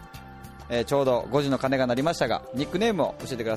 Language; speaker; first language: Japanese; native; Japanese